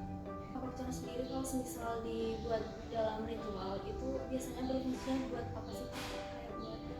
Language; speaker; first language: Indonesian; native; Indonesian